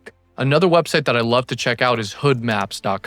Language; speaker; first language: English; native; English